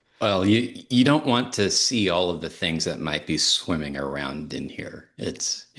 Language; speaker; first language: English; native; English